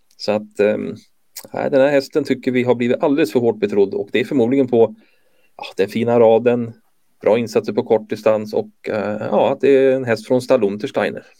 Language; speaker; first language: Swedish; native; Swedish